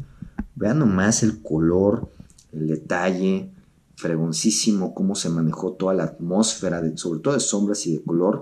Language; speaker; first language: Spanish; native; Spanish